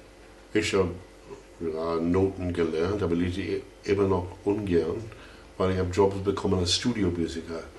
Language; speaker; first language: German; non-native, fluent; English